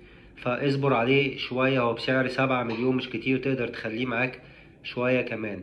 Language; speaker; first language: Arabic; native; Arabic